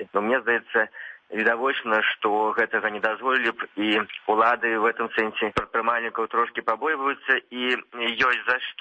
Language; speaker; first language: Belarusian; native; Belarusian